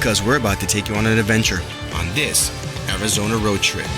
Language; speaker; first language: English; native; English